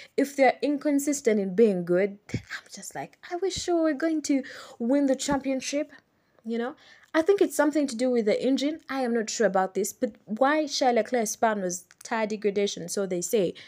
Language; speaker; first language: English; non-native, local second language; Ganda